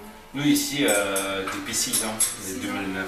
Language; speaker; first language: French; non-native, learner; Korean